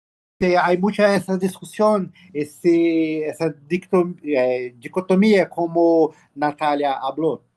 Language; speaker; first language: Spanish; non-native, learner; Portuguese